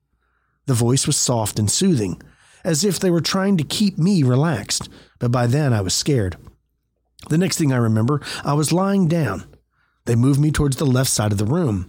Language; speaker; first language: English; native; English